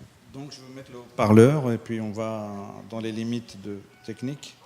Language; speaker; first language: French; native; French